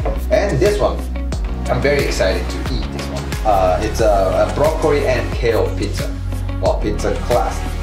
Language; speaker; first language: English; non-native, fluent; Japanese